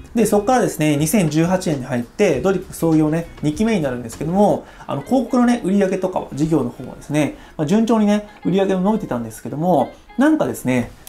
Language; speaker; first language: Japanese; native; Japanese